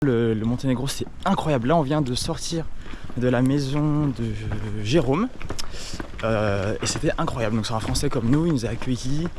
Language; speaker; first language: French; native; French